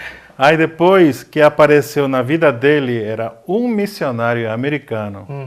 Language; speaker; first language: Portuguese; non-native, fluent; Korean